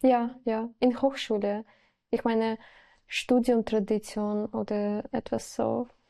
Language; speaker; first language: German; non-native, learner; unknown